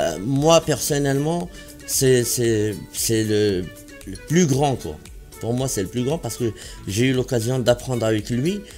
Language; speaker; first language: French; non-native, local second language; Arabic